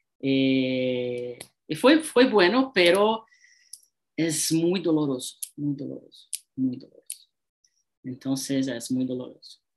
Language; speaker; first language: Spanish; non-native, learner; Portuguese